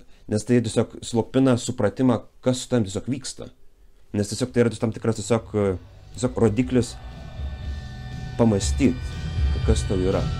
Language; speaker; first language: Lithuanian; native; Lithuanian